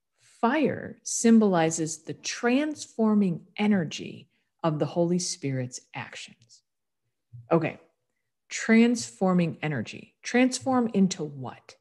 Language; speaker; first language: English; native; English